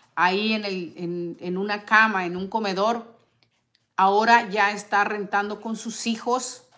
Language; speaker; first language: Spanish; native; Spanish